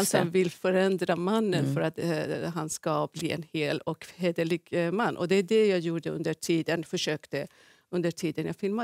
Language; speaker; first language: Swedish; non-native, fluent; Persian